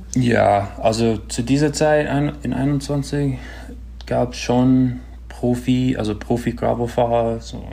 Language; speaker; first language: German; early bilingual, other home language; English